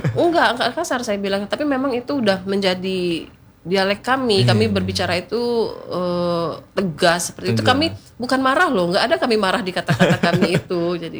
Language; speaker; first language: Indonesian; native; Indonesian